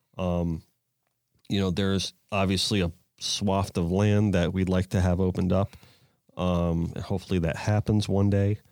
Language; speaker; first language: English; native; English